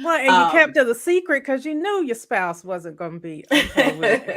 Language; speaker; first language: English; native; English